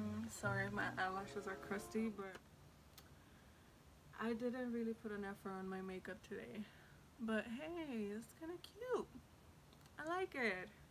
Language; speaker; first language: English; early bilingual, other home language; Spanish